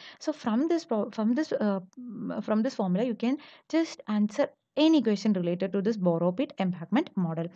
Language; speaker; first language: English; non-native, local second language; Malayalam